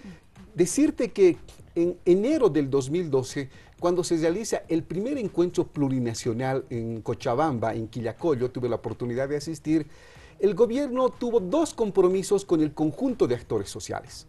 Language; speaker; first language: Spanish; native; Spanish